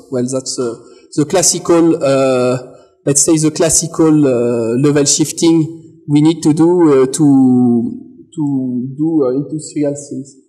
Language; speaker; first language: English; non-native, fluent; French